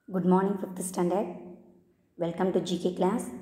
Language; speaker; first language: English; non-native, local second language; Tamil